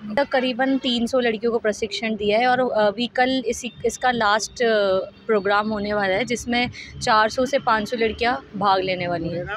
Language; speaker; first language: Hindi; native; Hindi